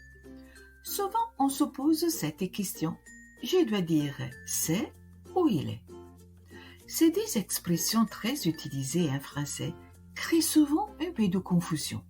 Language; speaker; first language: French; non-native, fluent; Italian